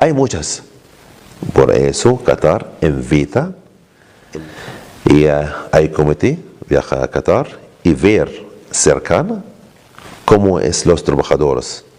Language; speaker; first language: Spanish; non-native, learner; Arabic